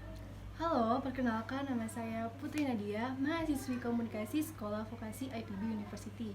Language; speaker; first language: Indonesian; native; Indonesian